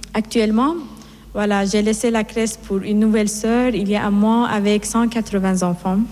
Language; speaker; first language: French; non-native, fluent; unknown